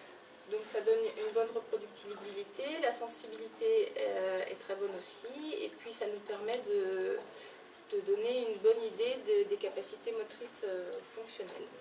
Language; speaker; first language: French; native; French